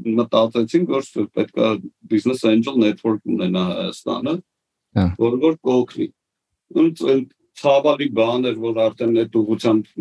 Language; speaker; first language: Armenian; native; Armenian